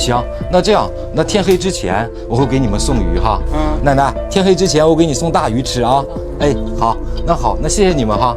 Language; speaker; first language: Chinese; native; Chinese